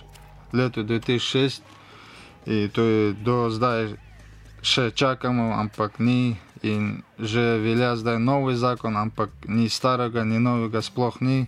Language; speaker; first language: Slovenian; non-native, learner; Russian